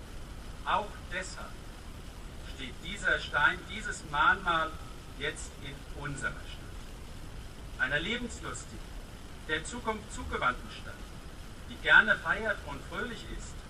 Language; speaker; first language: German; native; German